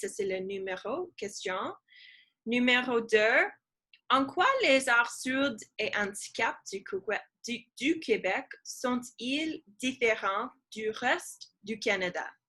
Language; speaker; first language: French; non-native, learner; English